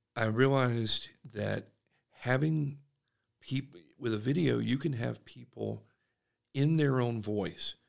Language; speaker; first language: English; native; English